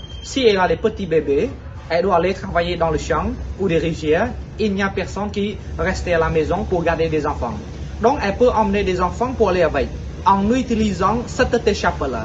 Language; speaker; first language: French; non-native, fluent; Khmer